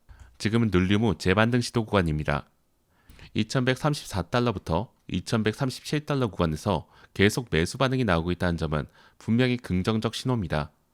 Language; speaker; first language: Korean; native; Korean